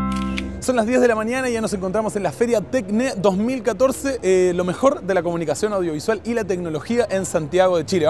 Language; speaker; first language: Spanish; native; Spanish